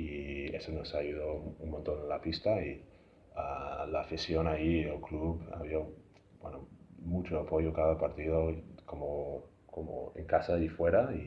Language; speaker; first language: Spanish; non-native, fluent; English